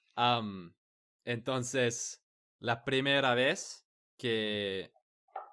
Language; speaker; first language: Spanish; non-native, learner; English